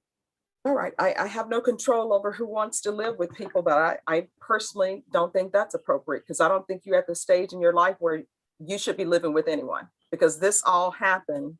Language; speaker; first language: English; native; English